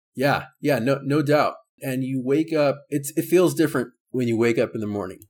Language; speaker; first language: English; native; English